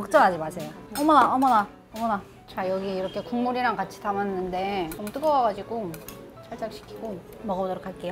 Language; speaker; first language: Korean; non-native, fluent; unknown